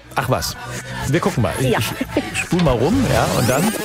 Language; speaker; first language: German; native; German